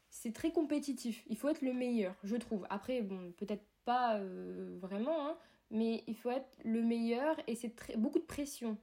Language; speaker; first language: French; native; French